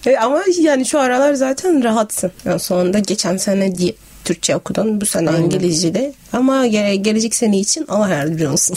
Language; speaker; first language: Turkish; non-native, fluent; Arabic